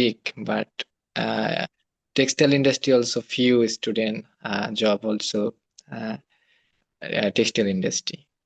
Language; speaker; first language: English; non-native, learner; Bangla